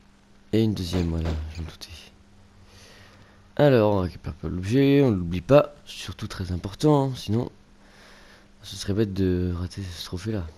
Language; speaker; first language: French; native; French